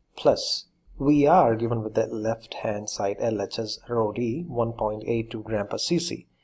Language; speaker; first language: English; non-native, local second language; Malayalam